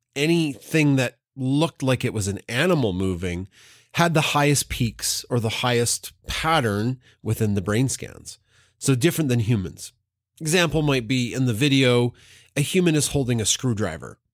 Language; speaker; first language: English; native; English